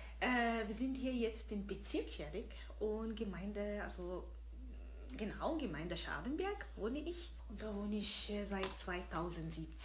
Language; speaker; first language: German; non-native, fluent; Arabic